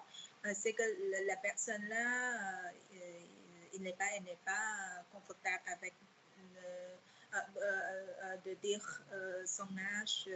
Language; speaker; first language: French; non-native, fluent; Vietnamese